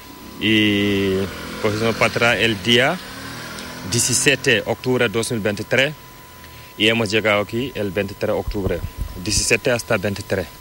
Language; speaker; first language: Spanish; non-native, learner; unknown